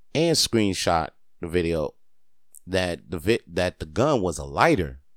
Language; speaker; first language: English; native; English